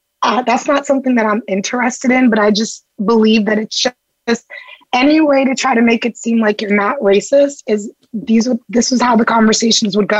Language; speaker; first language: English; native; English